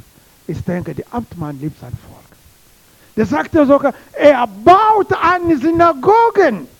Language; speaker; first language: German; non-native, learner; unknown